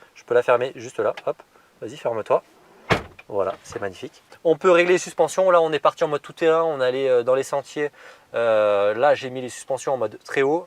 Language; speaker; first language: French; native; French